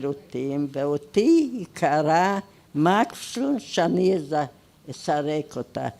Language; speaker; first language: Hebrew; non-native, fluent; Hungarian